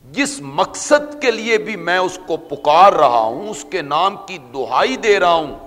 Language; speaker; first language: Urdu; non-native, local second language; Punjabi